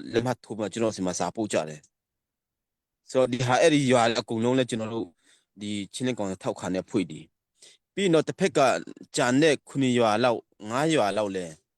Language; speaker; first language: Burmese; non-native, local second language; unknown